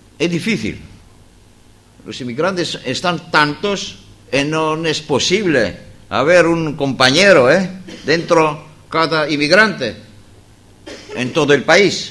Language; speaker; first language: Spanish; non-native, fluent; Greek